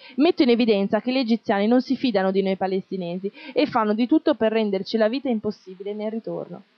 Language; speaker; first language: Italian; non-native, fluent; Arabic